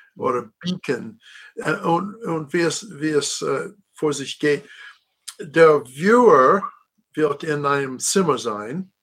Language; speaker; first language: German; non-native, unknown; English